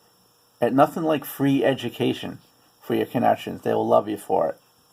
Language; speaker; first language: English; native; English